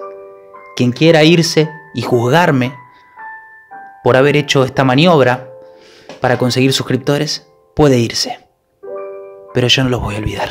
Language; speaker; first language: Spanish; native; Spanish